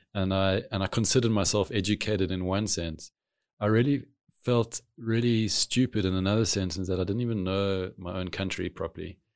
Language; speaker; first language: English; native; English